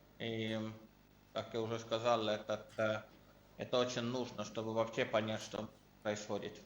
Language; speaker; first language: Russian; non-native, learner; Estonian